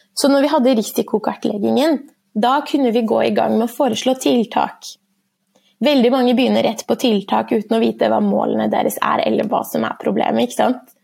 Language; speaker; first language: Norwegian; early bilingual, other home language; Persian